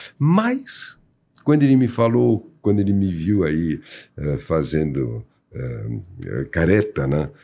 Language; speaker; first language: Portuguese; non-native, fluent; French